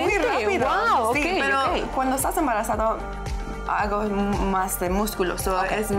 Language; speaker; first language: Spanish; early bilingual, heritage; English